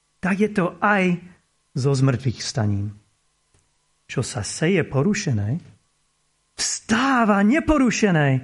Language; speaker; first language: Slovak; non-native, fluent; English